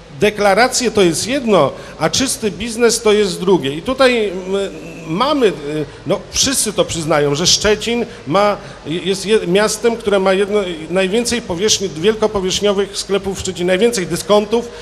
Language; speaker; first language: Polish; native; Polish